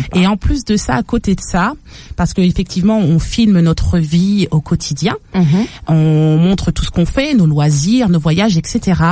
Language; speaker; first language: French; native; French